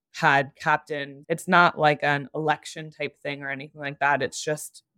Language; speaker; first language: English; native; English